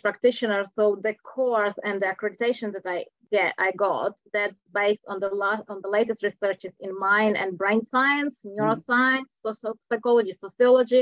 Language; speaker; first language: English; non-native, fluent; Czech